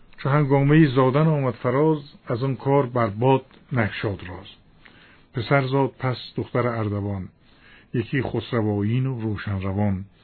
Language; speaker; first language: Persian; native; Persian